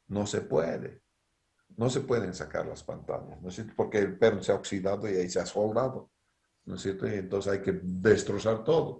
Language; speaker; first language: Spanish; native; Spanish